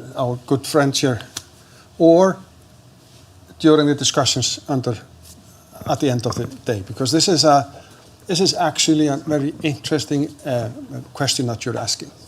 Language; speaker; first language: English; non-native, fluent; Icelandic